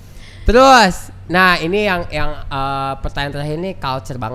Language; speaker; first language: Indonesian; native; Indonesian